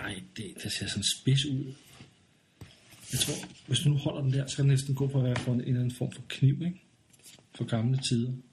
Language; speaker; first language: Danish; native; Danish